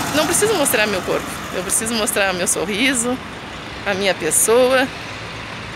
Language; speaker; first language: Portuguese; native; Portuguese